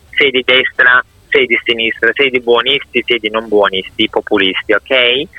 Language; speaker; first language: Italian; non-native, fluent; Turkish